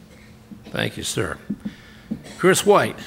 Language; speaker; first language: English; native; English